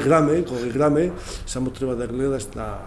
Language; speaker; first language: Macedonian; non-native, learner; Spanish